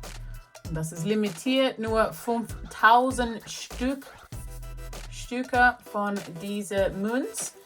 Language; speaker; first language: German; non-native, learner; English